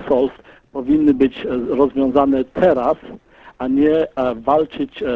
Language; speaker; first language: Polish; early bilingual, heritage; Polish